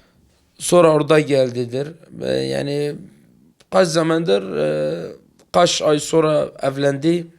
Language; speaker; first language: Turkish; non-native, learner; Arabic